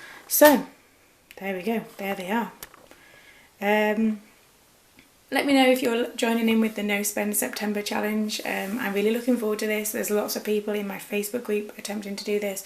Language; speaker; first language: English; native; English